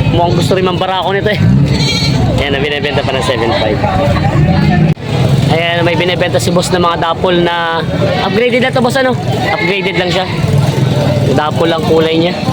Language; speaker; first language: Filipino; native; Filipino